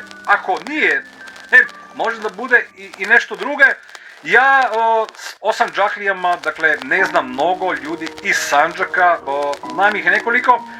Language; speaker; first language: Croatian; native; Croatian